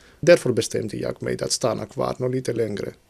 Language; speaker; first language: Swedish; non-native, fluent; Greek